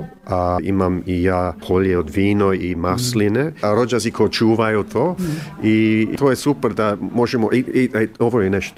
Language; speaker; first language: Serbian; early bilingual, heritage; English